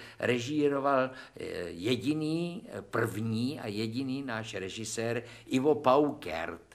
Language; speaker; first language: Czech; native; Czech